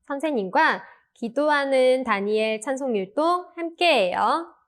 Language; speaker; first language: Korean; native; Korean